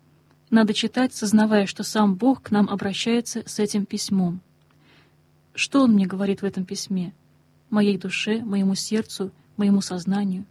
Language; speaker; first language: Russian; native; Russian